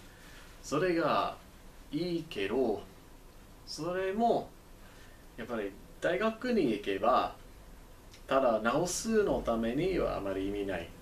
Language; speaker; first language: Japanese; non-native, learner; English